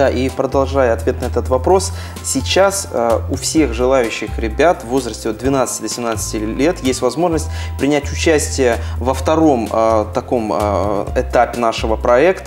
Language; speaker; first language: Russian; native; Russian